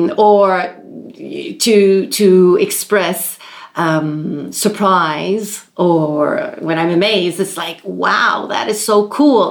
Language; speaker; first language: English; non-native, local second language; French